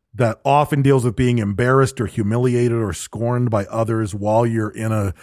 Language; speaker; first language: English; native; English